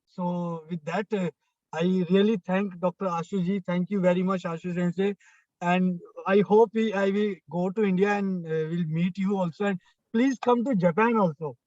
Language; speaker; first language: English; non-native, local second language; Hindi